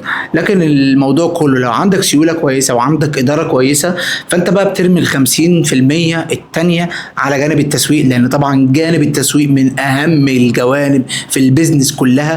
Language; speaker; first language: Arabic; native; Arabic